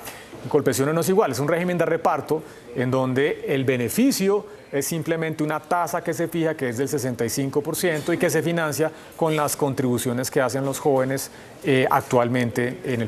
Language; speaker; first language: Spanish; native; Spanish